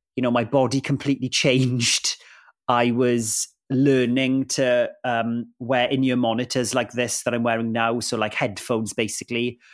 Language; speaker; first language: English; non-native, local second language; Welsh